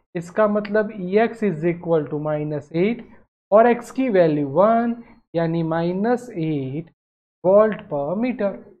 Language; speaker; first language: Hindi; non-native, local second language; Gujarati